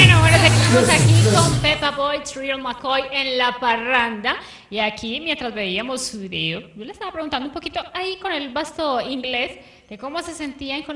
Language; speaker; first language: Spanish; native; Spanish